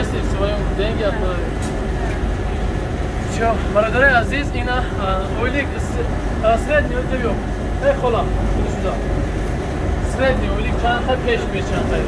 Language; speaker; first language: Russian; non-native, learner; Tajik